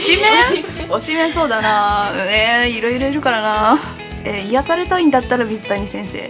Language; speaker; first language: Japanese; native; Japanese